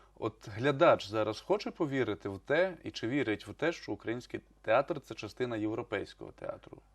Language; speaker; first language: Ukrainian; native; Ukrainian